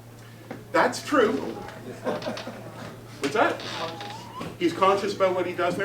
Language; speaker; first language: English; native; English